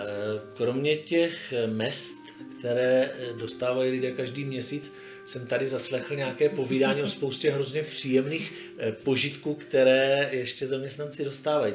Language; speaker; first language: Czech; native; Czech